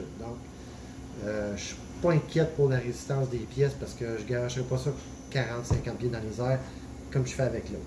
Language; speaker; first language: French; native; French